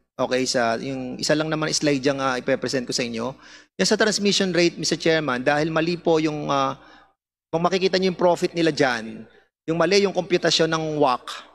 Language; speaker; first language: Filipino; native; Filipino